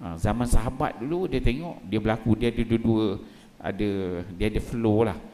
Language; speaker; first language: Malay; native; Malay